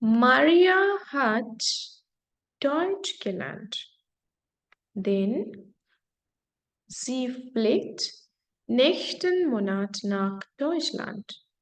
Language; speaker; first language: German; non-native, fluent; Hindi